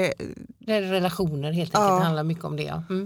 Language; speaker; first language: Swedish; native; Swedish